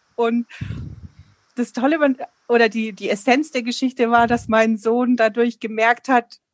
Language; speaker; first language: German; non-native, fluent; Polish